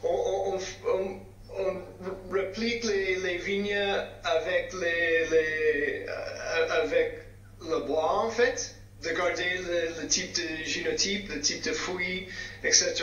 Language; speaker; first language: French; non-native, fluent; English